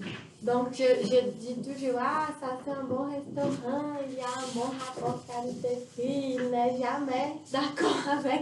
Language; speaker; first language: French; non-native, fluent; Portuguese